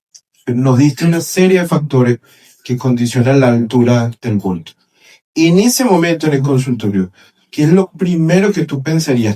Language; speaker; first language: Spanish; native; Spanish